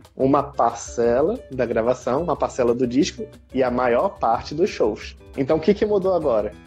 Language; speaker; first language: Portuguese; native; Portuguese